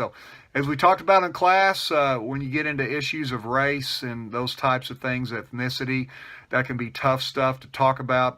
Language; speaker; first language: English; native; English